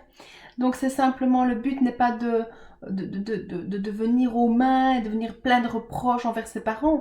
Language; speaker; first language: French; native; French